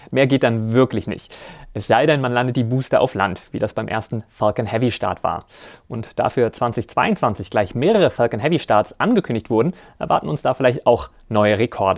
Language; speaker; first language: German; native; German